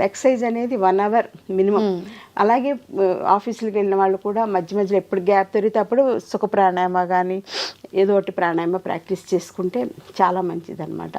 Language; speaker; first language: Telugu; native; Telugu